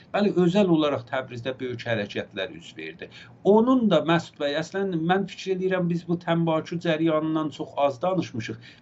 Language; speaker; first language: Azerbaijani; native; Azerbaijani